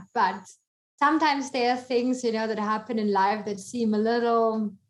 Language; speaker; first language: English; non-native, fluent; German